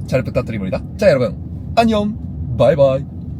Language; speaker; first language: Korean; non-native, learner; Japanese